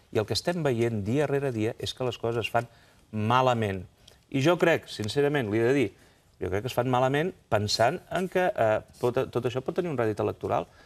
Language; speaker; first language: Catalan; native; Catalan